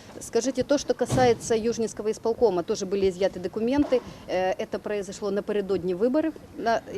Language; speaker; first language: Russian; native; Russian